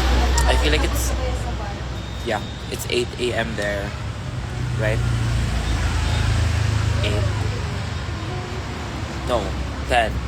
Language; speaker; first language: English; non-native, local second language; Filipino